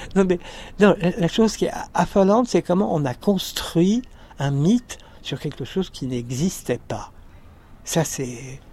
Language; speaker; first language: French; native; French